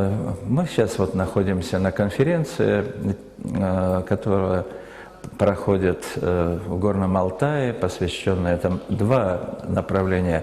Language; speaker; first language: Russian; native; Russian